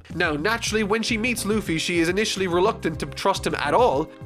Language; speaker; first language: English; native; English